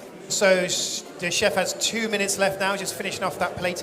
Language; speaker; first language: English; native; English